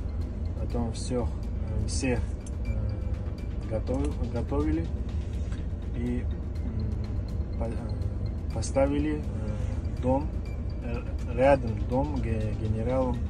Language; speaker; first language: Russian; non-native, learner; Uzbek